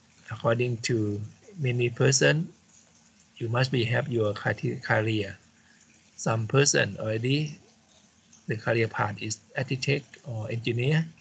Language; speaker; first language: English; non-native, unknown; Thai